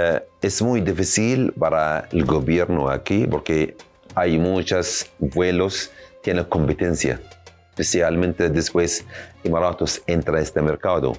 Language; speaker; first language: Spanish; non-native, learner; Arabic